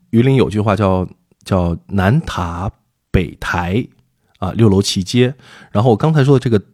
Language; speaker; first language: Chinese; native; Chinese